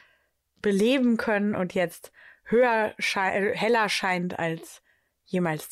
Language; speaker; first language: German; native; German